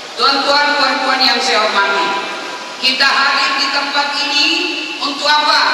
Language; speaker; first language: Indonesian; non-native, local second language; Buginese